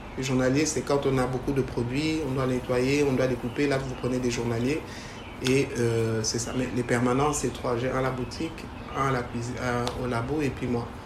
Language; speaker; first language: French; native; French